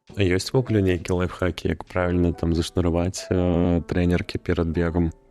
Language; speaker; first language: Belarusian; non-native, local second language; Russian